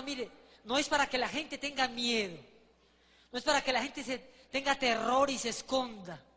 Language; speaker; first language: Spanish; native; Spanish